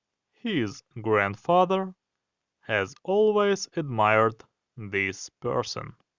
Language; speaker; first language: English; non-native, fluent; Ukrainian